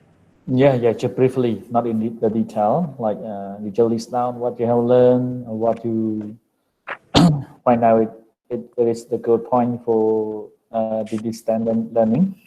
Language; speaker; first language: English; non-native, fluent; Khmer